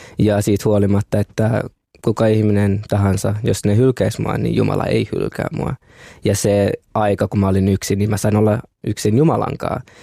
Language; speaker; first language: Finnish; early bilingual, other home language; Kinyarwanda